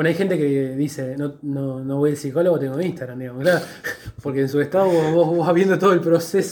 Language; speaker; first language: Spanish; native; Spanish